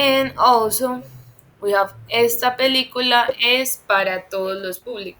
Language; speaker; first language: Spanish; non-native, fluent; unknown